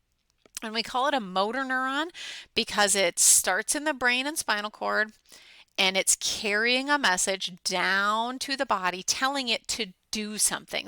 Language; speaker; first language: English; native; English